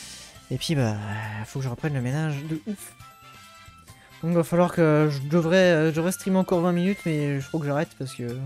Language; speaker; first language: French; native; French